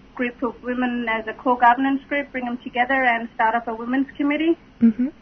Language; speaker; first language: English; native; English